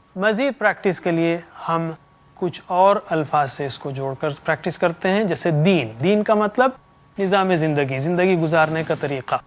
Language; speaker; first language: Urdu; native; Urdu